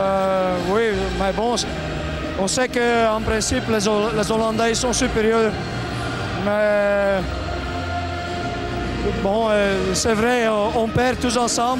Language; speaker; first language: French; non-native, local second language; Dutch